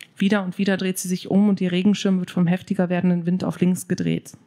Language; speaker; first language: German; native; German